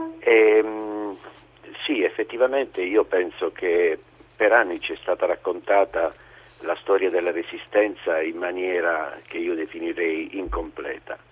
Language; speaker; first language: Italian; native; Italian